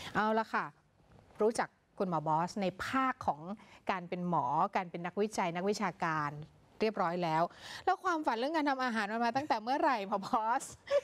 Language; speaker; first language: Thai; native; Thai